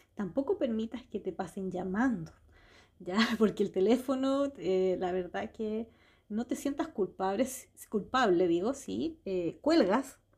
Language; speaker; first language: Spanish; native; Spanish